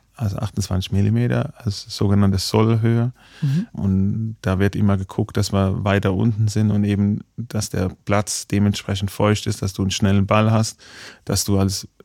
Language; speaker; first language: German; native; German